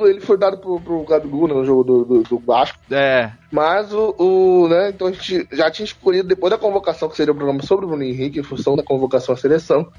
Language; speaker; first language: Portuguese; native; Portuguese